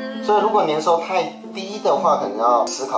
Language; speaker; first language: Chinese; native; Chinese